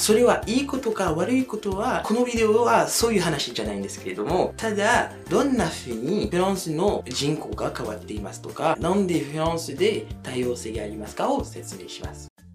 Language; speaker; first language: Japanese; non-native, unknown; French